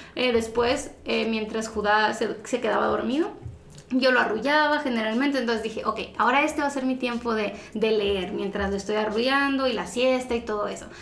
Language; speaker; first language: Spanish; native; Spanish